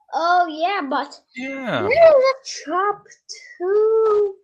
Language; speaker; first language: English; non-native, learner; Turkish